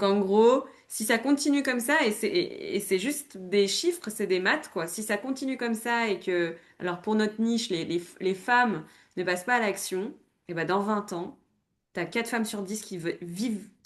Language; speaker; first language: French; native; French